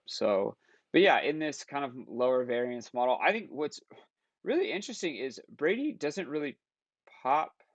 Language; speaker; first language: English; native; English